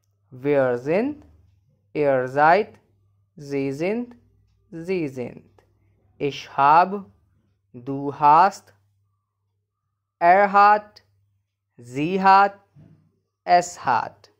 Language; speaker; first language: German; non-native, learner; Hindi